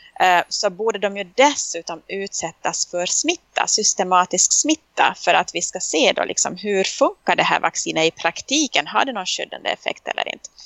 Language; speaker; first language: Swedish; native; Swedish